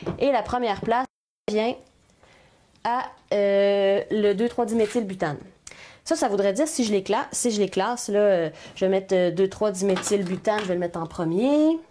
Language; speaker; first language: French; native; French